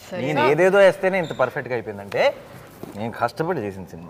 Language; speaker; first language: Telugu; native; Telugu